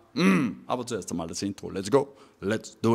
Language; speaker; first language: German; native; German